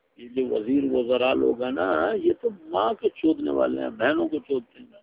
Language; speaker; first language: Urdu; non-native, local second language; Punjabi